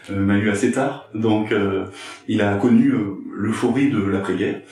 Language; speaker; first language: French; native; French